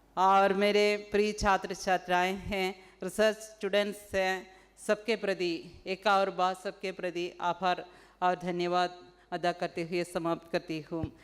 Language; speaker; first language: Hindi; non-native, local second language; Malayalam